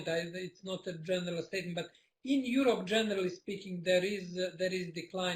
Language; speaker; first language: English; non-native, fluent; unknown